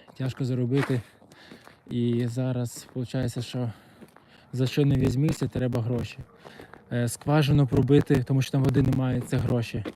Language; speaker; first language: Ukrainian; non-native, local second language; Russian